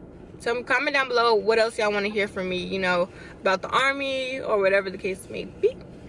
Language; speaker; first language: English; native; English